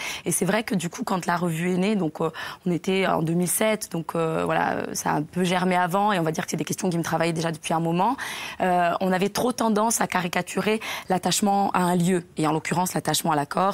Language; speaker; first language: French; native; French